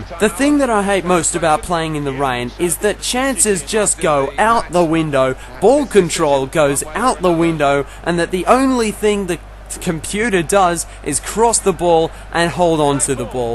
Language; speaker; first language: English; native; English